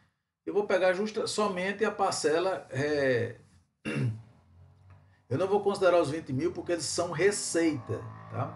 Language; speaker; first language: Portuguese; native; Portuguese